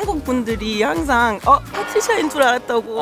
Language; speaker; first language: Korean; non-native, fluent; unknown